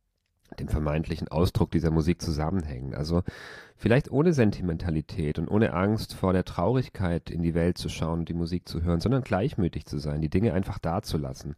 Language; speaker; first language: German; native; German